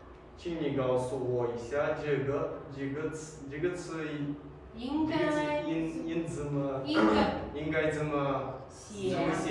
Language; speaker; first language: Chinese; non-native, learner; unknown